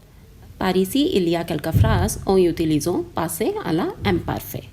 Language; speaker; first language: French; non-native, fluent; Hindi